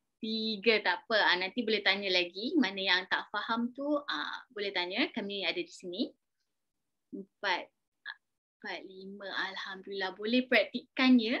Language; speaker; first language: Malay; native; Malay